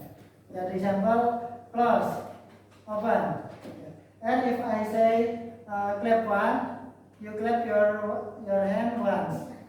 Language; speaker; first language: English; non-native, fluent; Indonesian